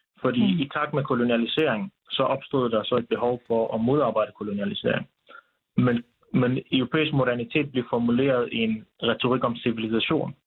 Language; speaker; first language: Danish; early bilingual, other home language; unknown